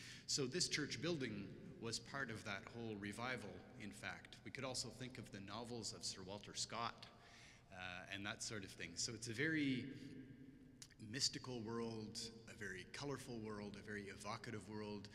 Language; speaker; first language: English; native; English